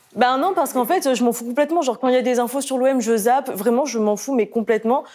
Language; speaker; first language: French; native; French